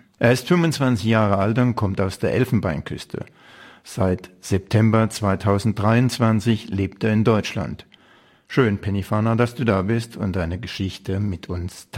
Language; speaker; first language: German; native; German